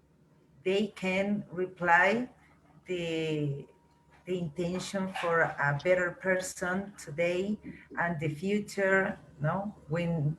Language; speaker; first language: English; non-native, learner; Spanish